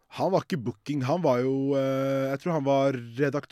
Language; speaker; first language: Norwegian; native; Norwegian